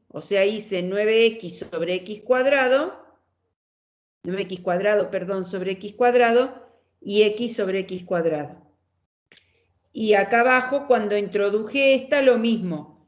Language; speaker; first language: Spanish; native; Spanish